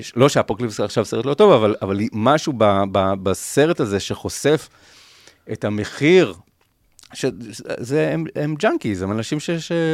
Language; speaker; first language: Hebrew; native; Hebrew